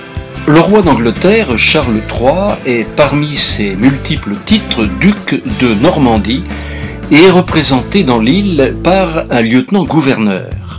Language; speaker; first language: French; native; French